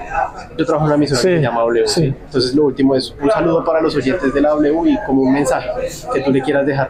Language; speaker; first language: Spanish; native; Spanish